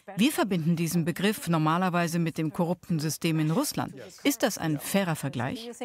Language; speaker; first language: German; native; German